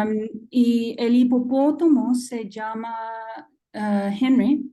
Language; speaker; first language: Spanish; non-native, learner; English